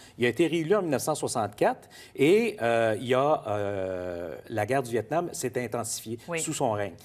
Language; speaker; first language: French; native; French